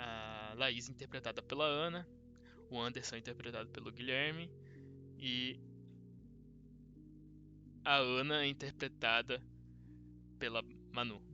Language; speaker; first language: Portuguese; native; Portuguese